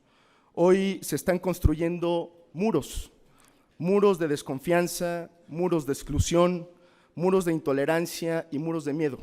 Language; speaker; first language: Spanish; native; Spanish